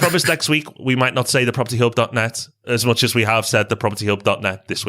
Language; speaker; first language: English; native; English